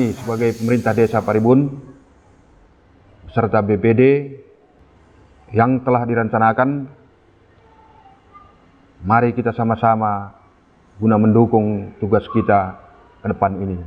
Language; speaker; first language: Indonesian; non-native, local second language; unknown